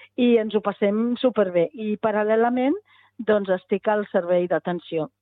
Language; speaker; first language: Catalan; native; Catalan